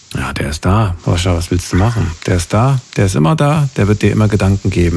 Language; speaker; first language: German; native; German